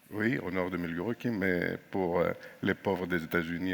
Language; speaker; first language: French; non-native, fluent; Greek